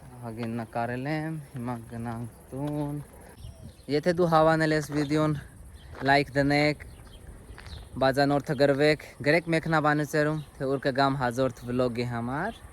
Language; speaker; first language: Armenian; non-native, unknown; Hindi